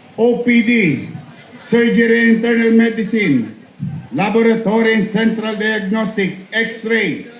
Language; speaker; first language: English; non-native, local second language; Filipino